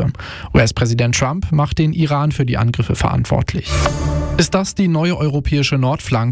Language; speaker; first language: German; native; German